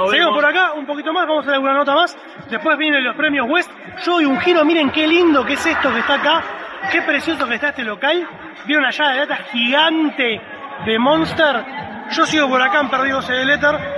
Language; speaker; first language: Spanish; native; Spanish